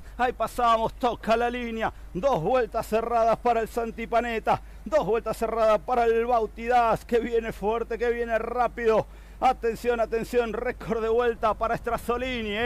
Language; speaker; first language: Spanish; native; Spanish